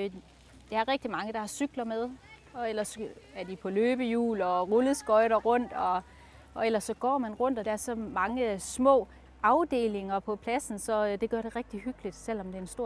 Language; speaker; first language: Danish; native; Danish